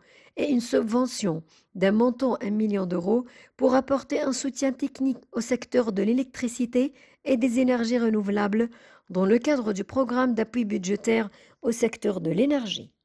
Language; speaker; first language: French; non-native, fluent; Arabic